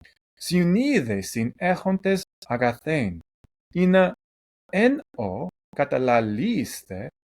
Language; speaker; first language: Greek; non-native, learner; English